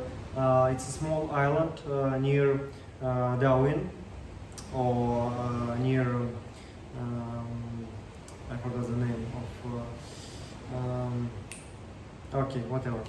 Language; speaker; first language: English; non-native, learner; Russian